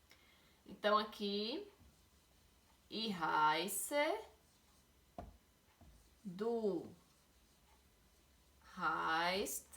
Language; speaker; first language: German; non-native, learner; Portuguese